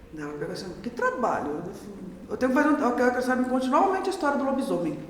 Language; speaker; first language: Portuguese; native; Portuguese